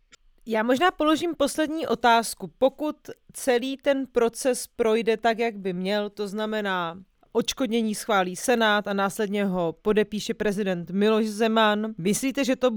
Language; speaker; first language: Czech; native; Czech